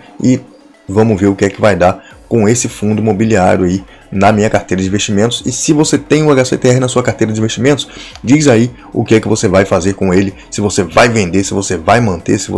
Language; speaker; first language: Portuguese; native; Portuguese